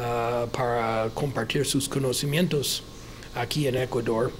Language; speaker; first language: Spanish; non-native, fluent; English